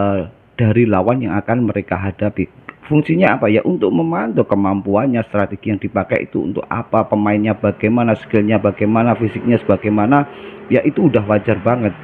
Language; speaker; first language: Indonesian; native; Indonesian